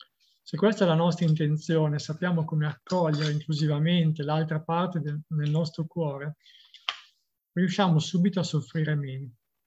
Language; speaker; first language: Italian; native; Italian